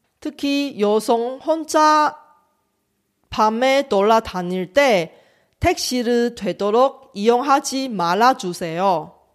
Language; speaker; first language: Korean; non-native, fluent; Chinese